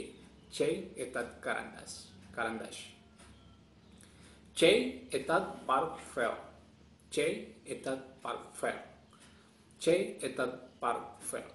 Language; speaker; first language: Indonesian; non-native, local second language; Javanese